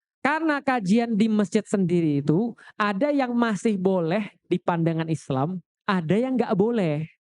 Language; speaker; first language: Indonesian; native; Indonesian